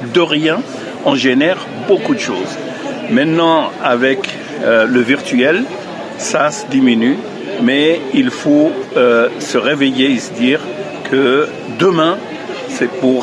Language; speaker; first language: French; native; French